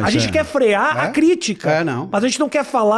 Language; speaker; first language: Portuguese; native; Portuguese